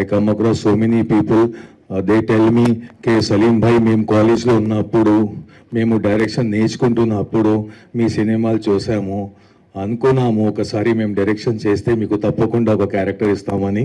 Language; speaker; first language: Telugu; non-native, local second language; Hindi